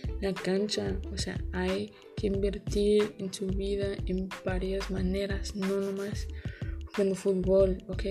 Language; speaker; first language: Spanish; early bilingual, heritage; Spanish